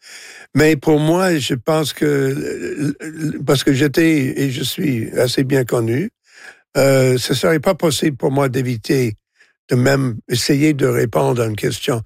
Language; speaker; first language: French; non-native, local second language; English